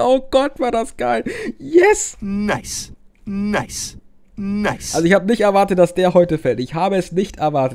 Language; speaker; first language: German; native; German